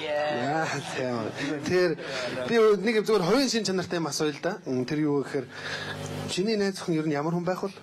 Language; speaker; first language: Mongolian; native; Mongolian